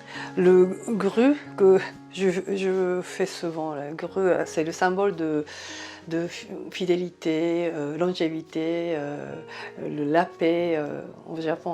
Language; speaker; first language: French; non-native, fluent; Japanese